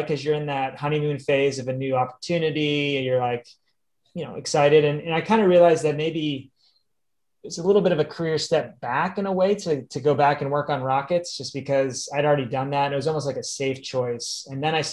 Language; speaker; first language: English; native; English